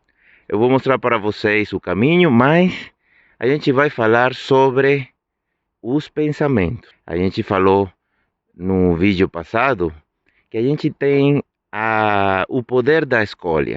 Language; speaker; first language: Portuguese; non-native, fluent; Spanish